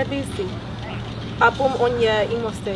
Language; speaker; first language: Igbo; early bilingual, heritage; Igbo